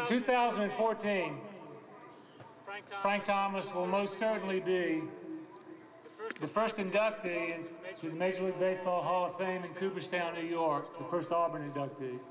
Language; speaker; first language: English; native; English